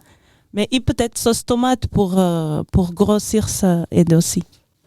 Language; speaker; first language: French; non-native, learner; Portuguese